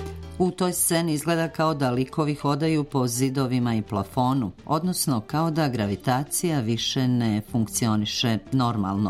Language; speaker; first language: Croatian; native; Croatian